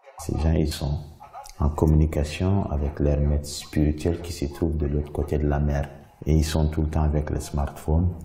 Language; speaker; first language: French; non-native, local second language; Bambara